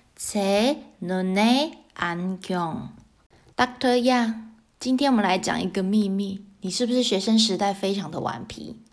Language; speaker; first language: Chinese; native; Chinese